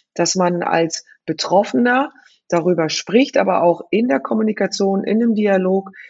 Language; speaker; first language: German; native; German